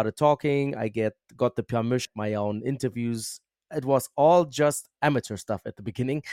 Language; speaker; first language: English; non-native, fluent; German